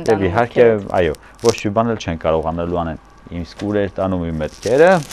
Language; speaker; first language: Armenian; native; Armenian